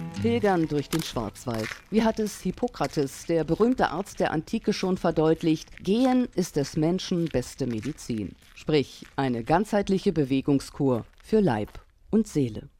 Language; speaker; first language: German; native; German